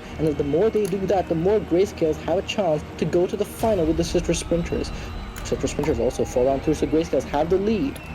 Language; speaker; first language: English; native; English